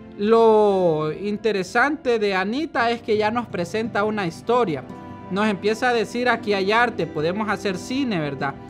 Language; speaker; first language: Spanish; native; Spanish